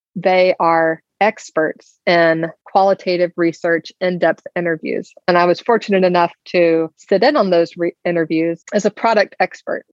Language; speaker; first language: English; native; English